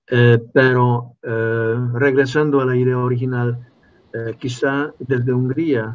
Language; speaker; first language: Spanish; non-native, fluent; Hungarian